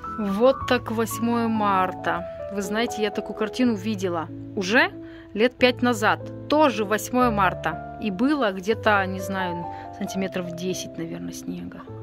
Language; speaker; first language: Russian; native; Russian